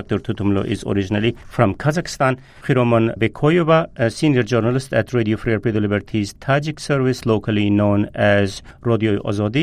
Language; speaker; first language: English; non-native, fluent; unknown